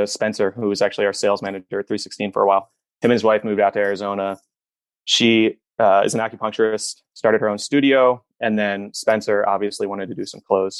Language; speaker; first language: English; native; English